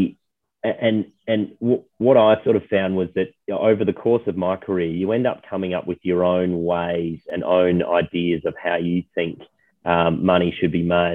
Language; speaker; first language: English; native; English